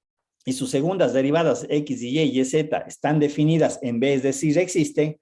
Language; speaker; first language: Spanish; native; Spanish